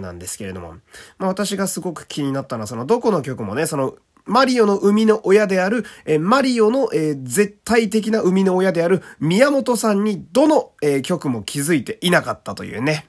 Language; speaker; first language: Japanese; native; Japanese